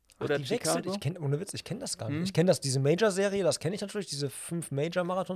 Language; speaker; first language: German; native; German